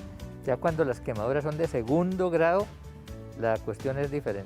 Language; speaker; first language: Spanish; native; Spanish